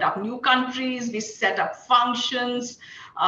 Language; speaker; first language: English; non-native, local second language; Hindi